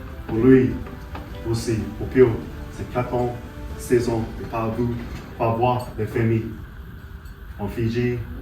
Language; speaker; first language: French; non-native, learner; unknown